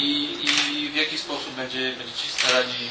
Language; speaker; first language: Polish; native; Polish